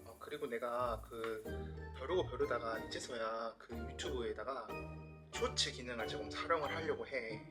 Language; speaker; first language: Korean; native; Korean